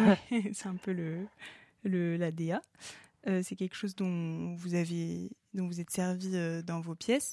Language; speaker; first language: French; native; French